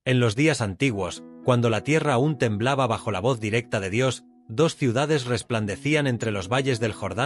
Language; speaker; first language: Spanish; native; Spanish